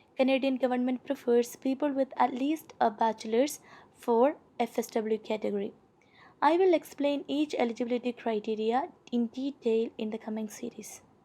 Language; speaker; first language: English; non-native, local second language; Malayalam